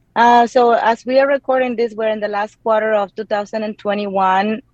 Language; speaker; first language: English; non-native, fluent; Spanish